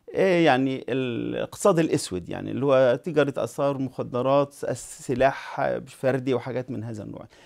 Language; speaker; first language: Arabic; native; Arabic